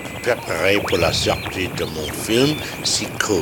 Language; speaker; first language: French; non-native, learner; English